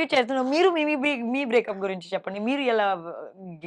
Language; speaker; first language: Telugu; non-native, learner; Hindi